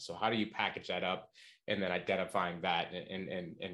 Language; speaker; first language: English; native; English